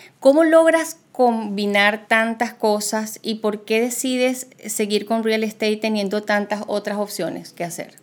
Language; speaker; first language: Spanish; native; Spanish